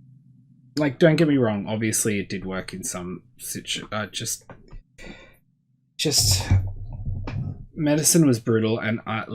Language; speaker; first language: English; native; English